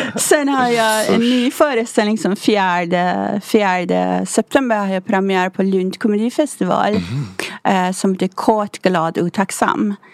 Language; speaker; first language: Swedish; non-native, fluent; Persian